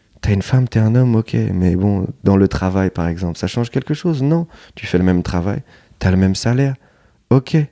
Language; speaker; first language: French; native; French